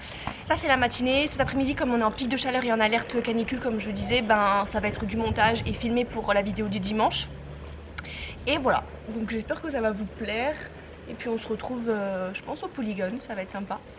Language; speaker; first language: French; native; French